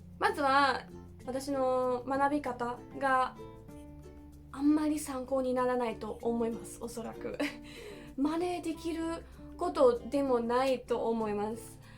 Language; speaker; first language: Japanese; non-native, fluent; German